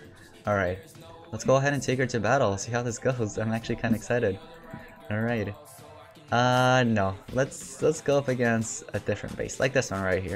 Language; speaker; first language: English; native; English